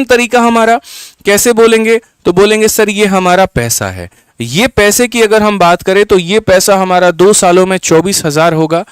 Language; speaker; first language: Hindi; native; Hindi